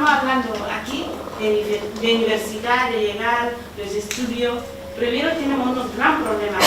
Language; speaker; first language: Spanish; non-native, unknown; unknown